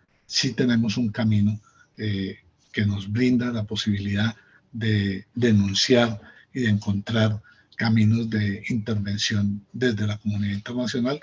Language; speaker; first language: Spanish; native; Spanish